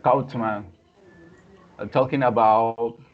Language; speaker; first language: English; non-native, learner; Spanish